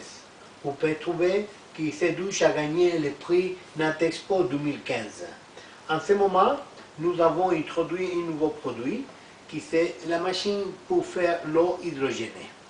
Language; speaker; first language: French; non-native, learner; Italian